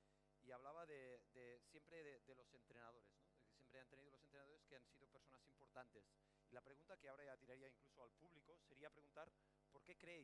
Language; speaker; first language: Spanish; native; Spanish